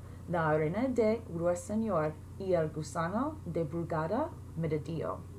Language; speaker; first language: Spanish; non-native, learner; English